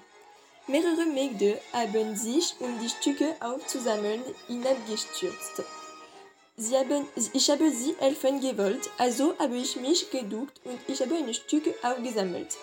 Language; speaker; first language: German; non-native, learner; French